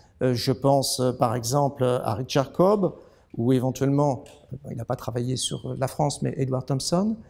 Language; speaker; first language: French; native; French